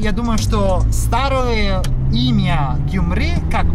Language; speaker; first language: Russian; non-native, learner; Italian